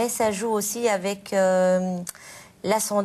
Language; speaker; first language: French; native; French